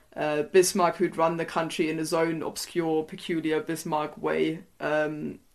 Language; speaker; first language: English; non-native, fluent; German